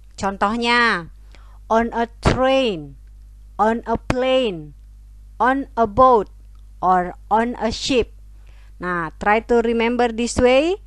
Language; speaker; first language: English; non-native, fluent; Indonesian